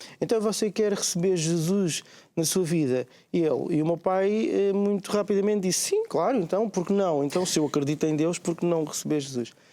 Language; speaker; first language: Portuguese; native; Portuguese